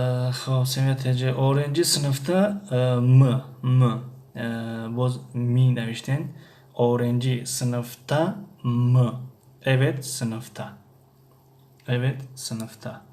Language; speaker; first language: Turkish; non-native, fluent; Tajik